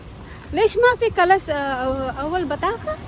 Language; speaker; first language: Arabic; non-native, learner; Filipino